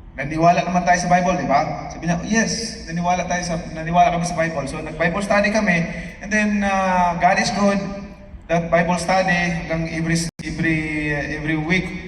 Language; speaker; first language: Filipino; non-native, local second language; Cebuano